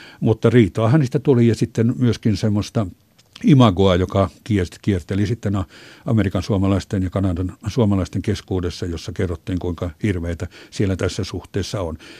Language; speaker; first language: Finnish; native; Finnish